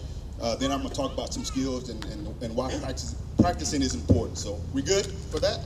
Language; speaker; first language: English; native; English